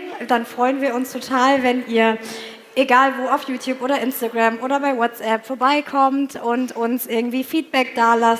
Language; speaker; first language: German; native; German